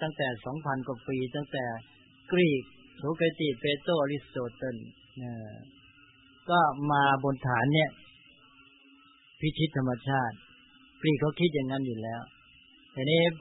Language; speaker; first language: Thai; native; Thai